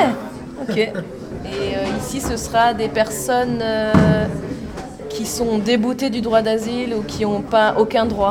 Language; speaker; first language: French; native; French